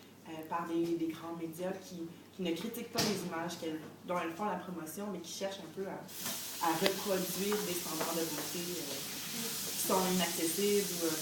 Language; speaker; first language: French; native; French